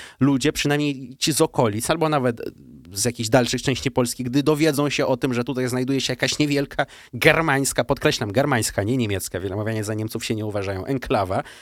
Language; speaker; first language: Polish; early bilingual, heritage; Russian